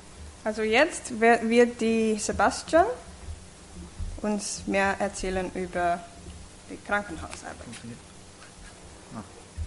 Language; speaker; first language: German; non-native, fluent; English